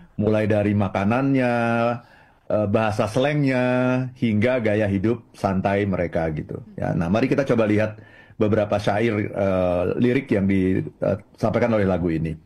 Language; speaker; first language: Indonesian; native; Indonesian